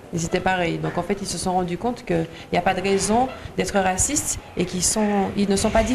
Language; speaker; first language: French; native; French